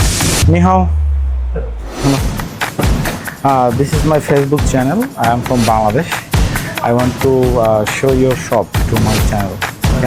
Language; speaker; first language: English; non-native, learner; Bangla